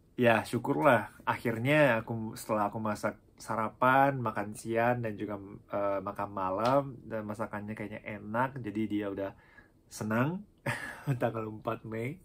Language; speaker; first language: Indonesian; non-native, fluent; Japanese